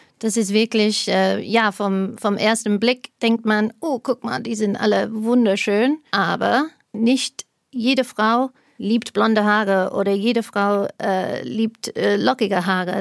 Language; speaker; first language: German; non-native, fluent; English